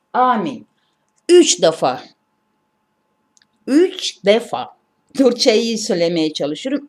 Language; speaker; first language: Turkish; non-native, learner; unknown